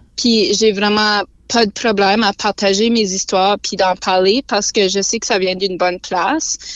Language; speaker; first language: French; native; French